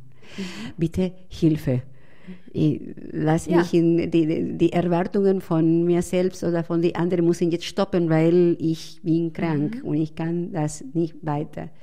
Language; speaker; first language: German; non-native, fluent; Spanish